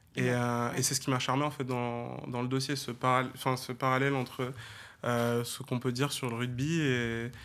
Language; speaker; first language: French; native; French